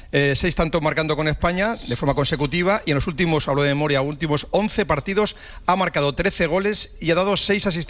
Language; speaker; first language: Spanish; native; Spanish